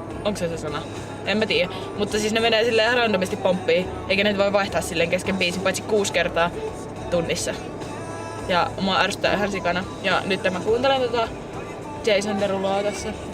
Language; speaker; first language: Finnish; native; Finnish